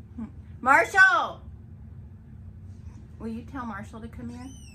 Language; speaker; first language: English; native; English